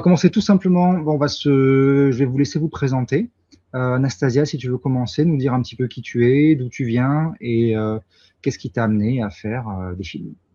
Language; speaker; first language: French; native; French